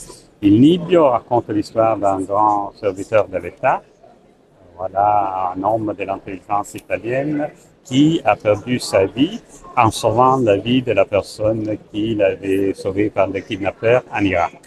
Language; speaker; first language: French; non-native, fluent; Italian